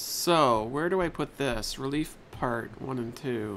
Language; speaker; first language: English; native; English